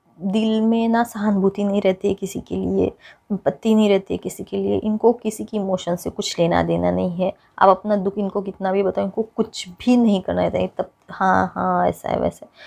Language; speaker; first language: Hindi; non-native, local second language; Marathi